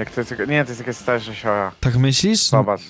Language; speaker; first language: Polish; native; Polish